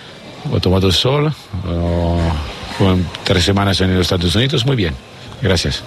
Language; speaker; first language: Spanish; non-native, learner; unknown